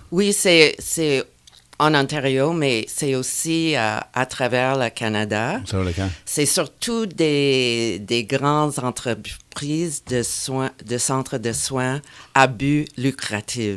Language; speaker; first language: French; non-native, fluent; English